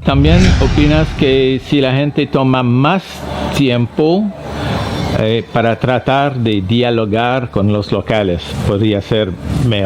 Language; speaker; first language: Spanish; non-native, learner; French